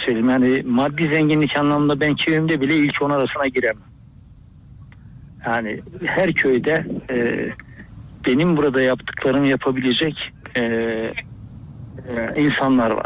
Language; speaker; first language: Turkish; native; Turkish